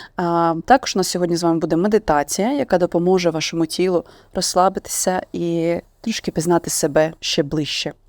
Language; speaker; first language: Ukrainian; non-native, local second language; Russian